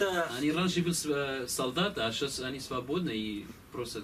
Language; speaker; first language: Russian; non-native, learner; Kurdish